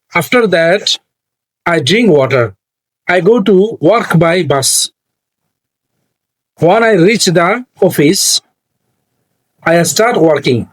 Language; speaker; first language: English; non-native, learner; Bangla